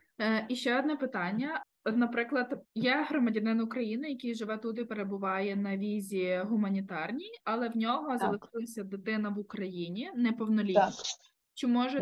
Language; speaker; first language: Ukrainian; native; Ukrainian